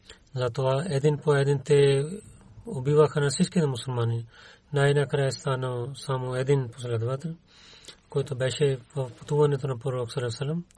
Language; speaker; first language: Bulgarian; non-native, learner; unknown